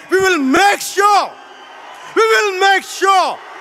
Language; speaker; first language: English; non-native, local second language; Telugu